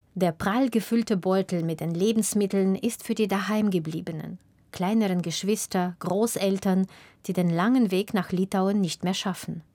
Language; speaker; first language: German; native; German